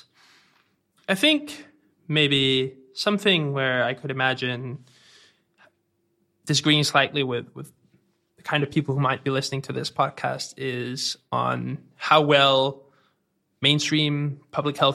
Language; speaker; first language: English; non-native, fluent; Danish